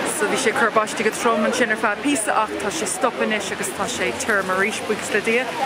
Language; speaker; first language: Irish; non-native, local second language; English